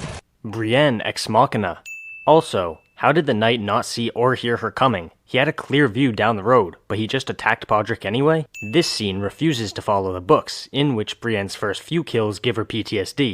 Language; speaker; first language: English; native; English